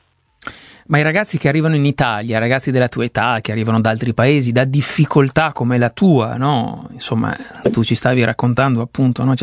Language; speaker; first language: Italian; native; Italian